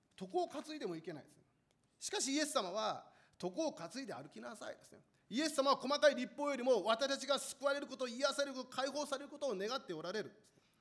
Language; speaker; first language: Japanese; non-native, fluent; Korean